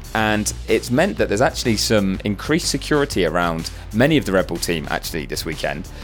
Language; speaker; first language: English; native; English